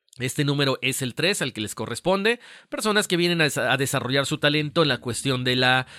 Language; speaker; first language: Spanish; native; Spanish